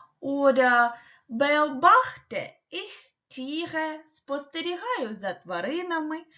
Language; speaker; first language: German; non-native, learner; Ukrainian